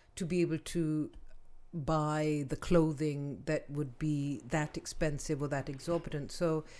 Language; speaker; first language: English; non-native, local second language; Urdu